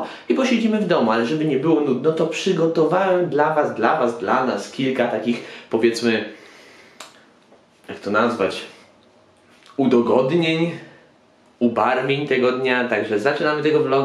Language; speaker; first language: Polish; native; Polish